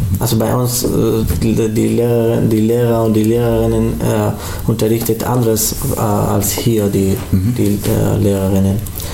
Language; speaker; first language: German; non-native, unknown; Pashto